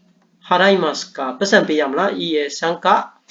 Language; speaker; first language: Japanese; non-native, fluent; Burmese